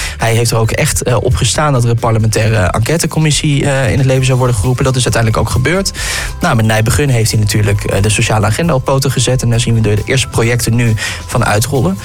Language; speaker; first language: Dutch; native; Dutch